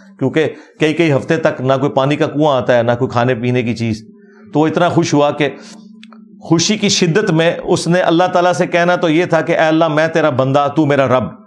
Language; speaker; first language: Urdu; non-native, local second language; Punjabi